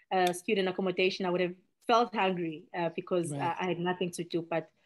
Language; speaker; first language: English; non-native, local second language; Xhosa